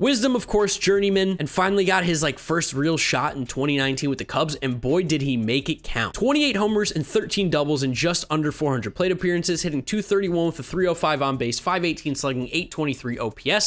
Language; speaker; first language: English; native; English